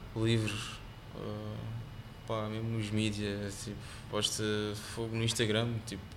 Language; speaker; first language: Portuguese; native; Portuguese